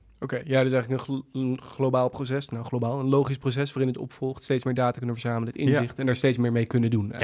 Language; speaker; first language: Dutch; native; Dutch